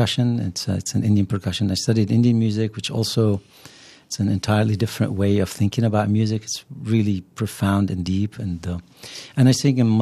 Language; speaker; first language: English; non-native, fluent; Arabic